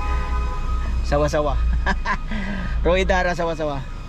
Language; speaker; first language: Arabic; non-native, learner; Filipino